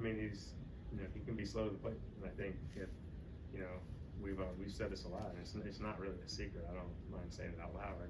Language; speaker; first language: English; native; English